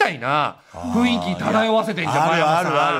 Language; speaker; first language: Japanese; native; Japanese